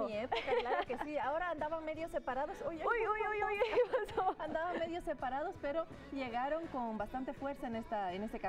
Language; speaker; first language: Spanish; native; Spanish